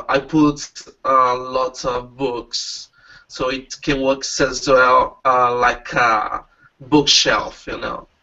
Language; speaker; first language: English; non-native, learner; Portuguese